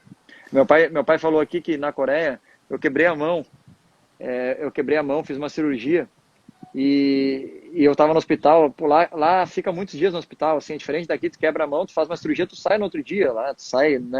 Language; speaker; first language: Portuguese; native; Portuguese